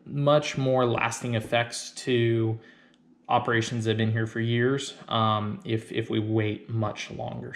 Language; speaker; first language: English; native; English